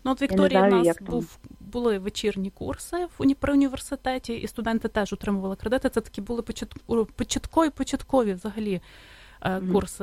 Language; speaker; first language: Ukrainian; native; Ukrainian